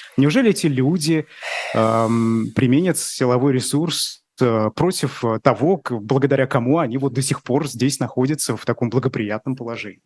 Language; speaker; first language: Russian; native; Russian